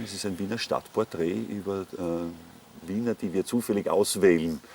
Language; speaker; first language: German; native; German